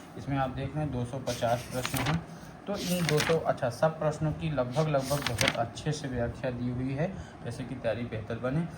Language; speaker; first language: Hindi; native; Hindi